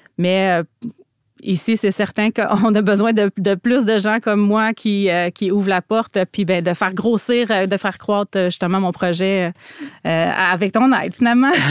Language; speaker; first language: French; native; French